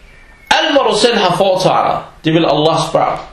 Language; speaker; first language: Danish; early bilingual, other home language; Arabic